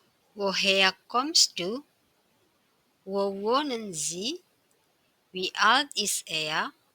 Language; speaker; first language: German; non-native, fluent; Indonesian